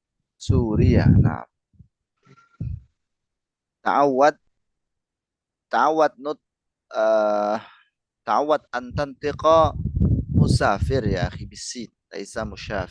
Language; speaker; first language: Arabic; non-native, fluent; Indonesian